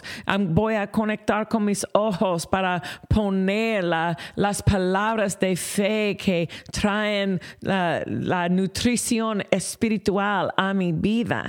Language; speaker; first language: Spanish; non-native, fluent; English